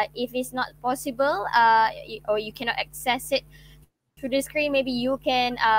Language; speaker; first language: English; non-native, local second language; Malay